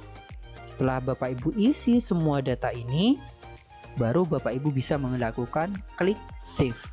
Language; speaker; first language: Indonesian; native; Indonesian